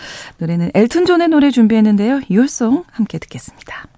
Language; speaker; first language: Korean; native; Korean